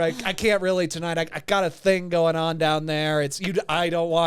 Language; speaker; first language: English; native; English